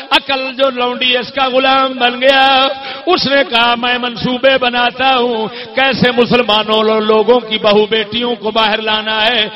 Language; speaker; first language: Urdu; non-native, local second language; Punjabi